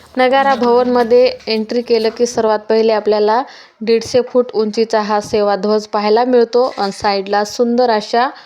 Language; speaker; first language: Marathi; non-native, local second language; Lambadi